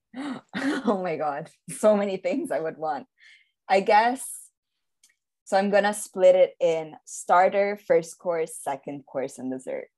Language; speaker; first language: English; early bilingual, heritage; Italian